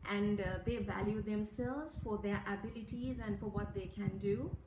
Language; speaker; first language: English; non-native, local second language; Sinhala